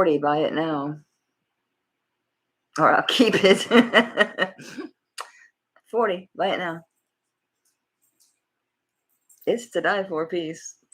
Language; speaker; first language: English; native; English